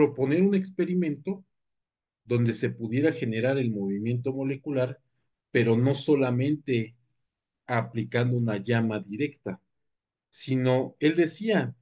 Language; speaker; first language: Spanish; native; Spanish